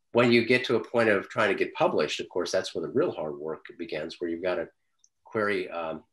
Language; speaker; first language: English; native; English